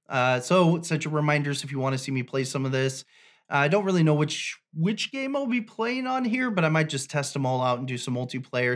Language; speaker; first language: English; native; English